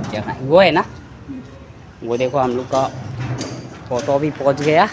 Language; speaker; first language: Hindi; non-native, local second language; Mizo